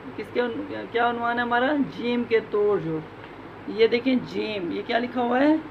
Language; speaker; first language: Urdu; non-native, local second language; Punjabi